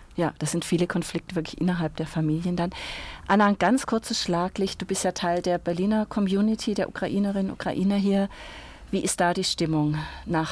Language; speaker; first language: German; native; German